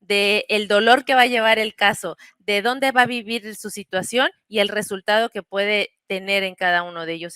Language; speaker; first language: Spanish; native; Spanish